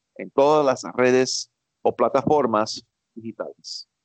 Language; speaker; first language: Spanish; early bilingual, heritage; Spanish